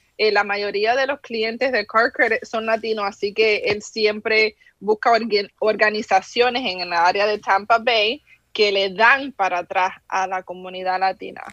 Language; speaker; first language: Spanish; early bilingual, heritage; Spanish